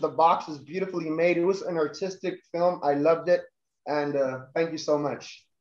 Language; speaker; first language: English; early bilingual, other home language; Spanish